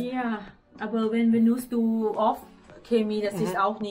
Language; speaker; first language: German; non-native, learner; Thai